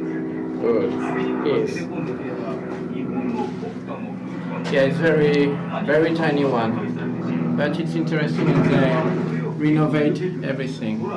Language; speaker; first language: English; non-native, learner; French